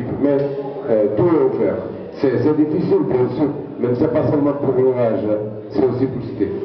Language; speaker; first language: French; non-native, fluent; Portuguese